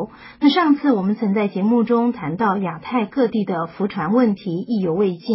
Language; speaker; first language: Chinese; native; Chinese